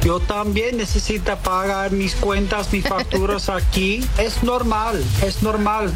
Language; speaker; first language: Spanish; non-native, learner; English